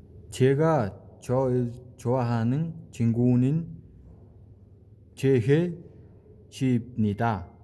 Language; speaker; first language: Korean; non-native, learner; Mongolian